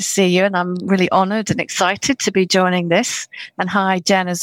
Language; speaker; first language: English; native; English